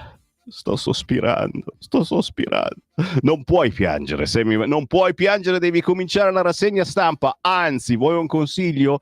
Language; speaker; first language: Italian; native; Italian